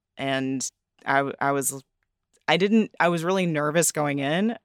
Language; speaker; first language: English; native; English